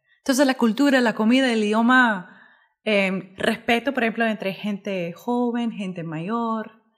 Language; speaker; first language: Spanish; early bilingual, heritage; Spanish